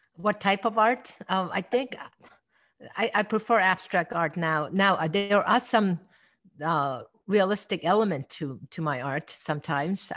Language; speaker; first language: English; non-native, fluent; Korean